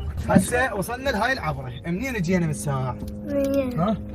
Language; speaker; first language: Arabic; native; Arabic